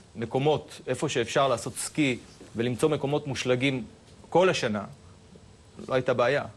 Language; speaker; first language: Hebrew; non-native, local second language; Adyghe